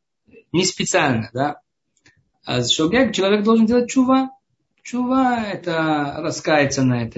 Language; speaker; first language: Russian; early bilingual, heritage; Hebrew